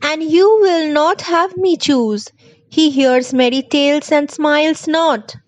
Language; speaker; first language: English; non-native, local second language; Bangla